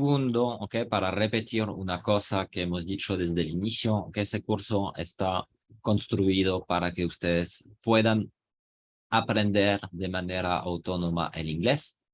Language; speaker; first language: Spanish; non-native, fluent; French